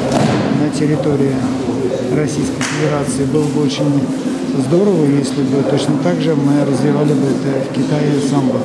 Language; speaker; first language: Russian; native; Russian